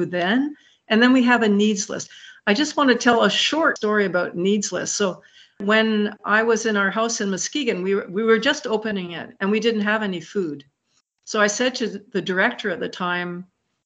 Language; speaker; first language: English; native; English